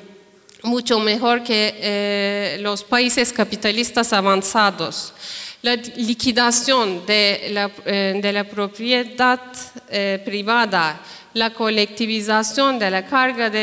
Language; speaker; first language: Spanish; non-native, fluent; Turkish